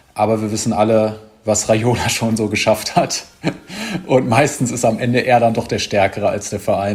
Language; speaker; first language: German; native; German